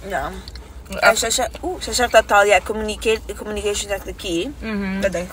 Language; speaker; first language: Dutch; non-native, learner; Italian